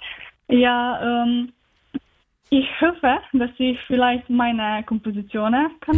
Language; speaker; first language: German; non-native, learner; Slovenian